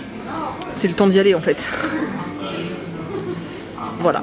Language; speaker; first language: French; native; French